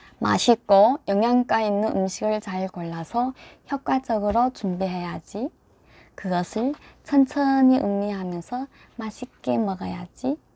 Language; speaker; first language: Korean; native; Korean